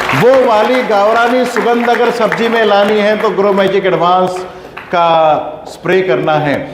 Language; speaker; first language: Hindi; non-native, local second language; Kannada